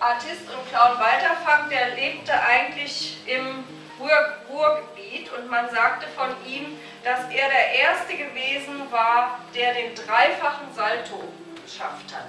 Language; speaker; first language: German; native; German